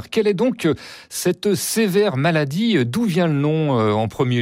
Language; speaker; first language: French; native; French